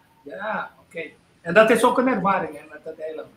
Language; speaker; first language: Dutch; non-native, local second language; Papiamento